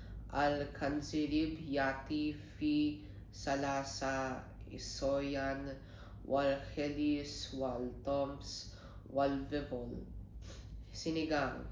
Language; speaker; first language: Arabic; non-native, learner; Filipino